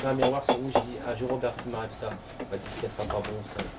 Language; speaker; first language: French; native; French